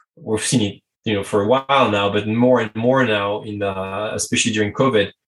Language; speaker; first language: English; non-native, fluent; French